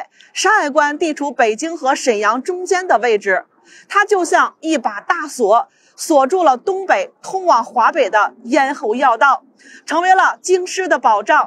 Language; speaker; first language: Chinese; native; Chinese